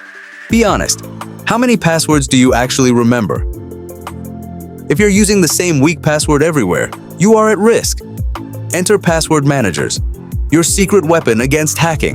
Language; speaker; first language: English; native; English